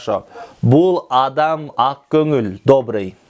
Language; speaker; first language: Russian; non-native, local second language; Kyrgyz